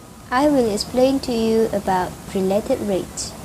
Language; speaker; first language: English; non-native, local second language; Malay